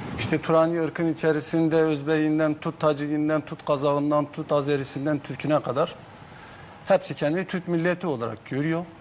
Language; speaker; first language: Turkish; non-native, local second language; Zaza